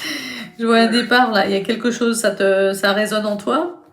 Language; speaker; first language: French; native; French